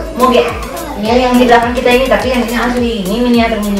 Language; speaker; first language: Indonesian; native; Indonesian